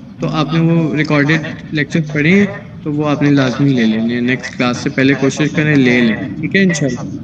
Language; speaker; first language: Urdu; native; Urdu